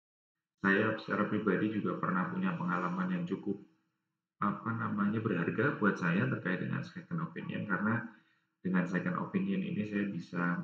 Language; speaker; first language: Indonesian; native; Indonesian